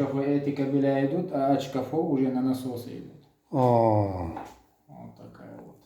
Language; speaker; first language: Russian; native; Russian